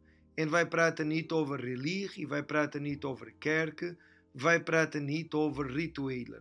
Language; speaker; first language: Dutch; non-native, fluent; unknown